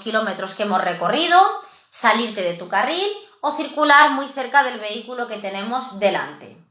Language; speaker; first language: Spanish; native; Spanish